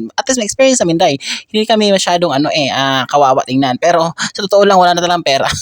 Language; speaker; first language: Filipino; non-native, local second language; Cebuano